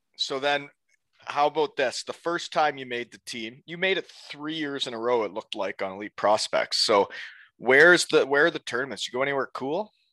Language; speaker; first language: English; native; English